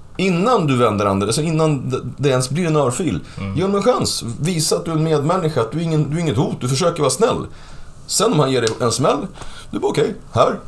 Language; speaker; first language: Swedish; native; Swedish